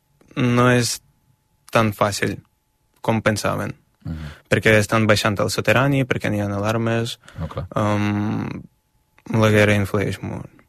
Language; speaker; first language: Catalan; non-native, fluent; Ukrainian